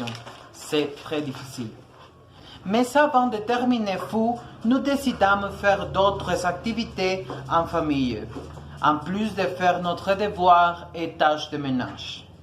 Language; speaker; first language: French; non-native, learner; Spanish